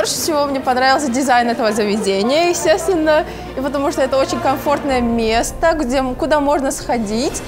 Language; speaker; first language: Russian; non-native, local second language; Uzbek